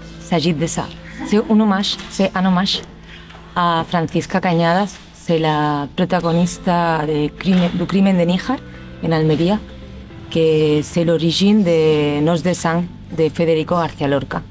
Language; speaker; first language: French; non-native, fluent; Spanish